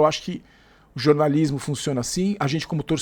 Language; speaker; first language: Portuguese; native; Portuguese